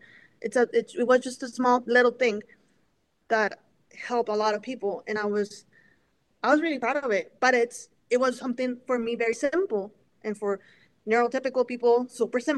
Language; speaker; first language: English; non-native, fluent; Spanish